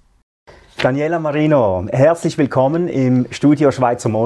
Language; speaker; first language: German; native; German